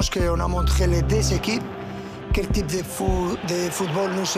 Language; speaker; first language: French; non-native, fluent; Spanish